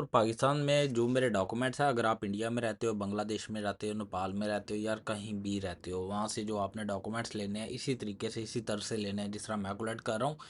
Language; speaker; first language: Urdu; non-native, local second language; Punjabi